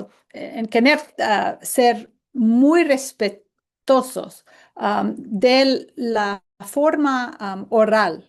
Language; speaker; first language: Spanish; non-native, fluent; English